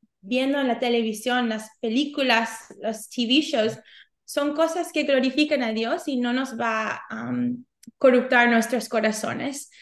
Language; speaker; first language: Spanish; early bilingual, heritage; Spanish